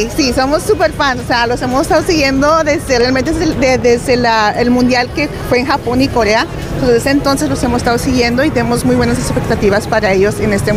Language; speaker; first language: Spanish; early bilingual, heritage; Spanish